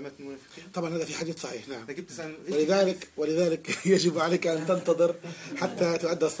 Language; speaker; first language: Arabic; native; Arabic